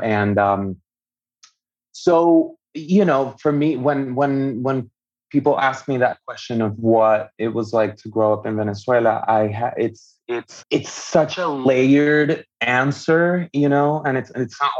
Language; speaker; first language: English; non-native, fluent; Spanish